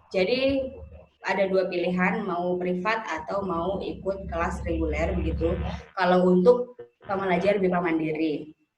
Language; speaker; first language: Indonesian; native; Indonesian